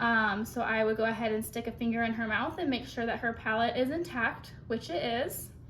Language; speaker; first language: English; native; English